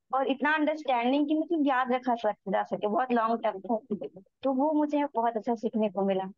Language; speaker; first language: Hindi; native; Hindi